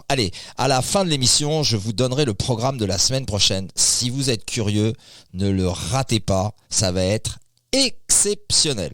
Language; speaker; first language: French; native; French